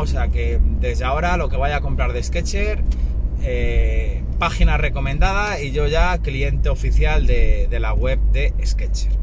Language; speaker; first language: Spanish; native; Spanish